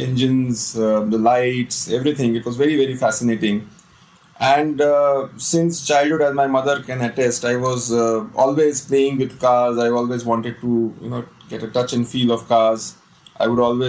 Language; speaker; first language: English; non-native, local second language; Hindi